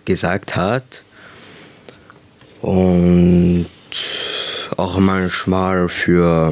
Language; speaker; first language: German; non-native, local second language; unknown